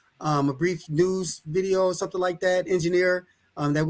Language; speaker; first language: English; native; English